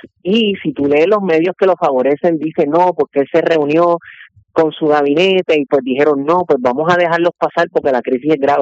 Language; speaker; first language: Spanish; native; Spanish